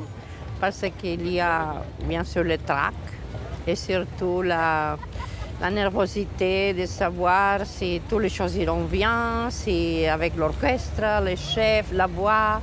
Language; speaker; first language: French; non-native, fluent; Spanish